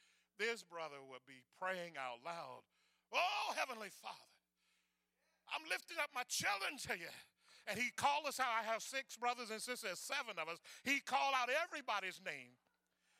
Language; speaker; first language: English; native; English